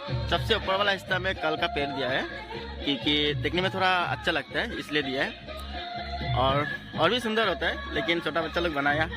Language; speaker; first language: Hindi; non-native, local second language; Assamese